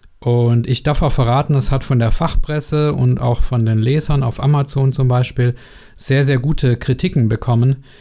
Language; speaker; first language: German; native; German